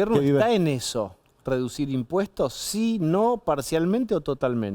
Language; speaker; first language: Spanish; native; Spanish